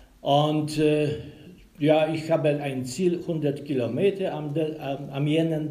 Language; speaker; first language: German; non-native, learner; Polish